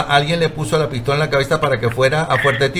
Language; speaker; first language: Spanish; native; Spanish